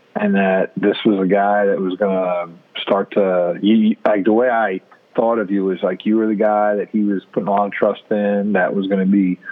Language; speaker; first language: English; native; English